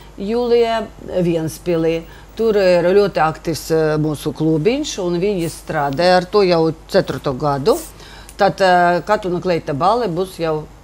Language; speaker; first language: Latvian; non-native, local second language; Russian